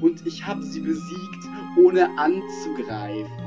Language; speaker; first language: German; native; German